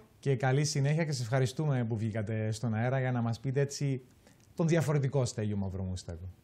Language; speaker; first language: Greek; native; Greek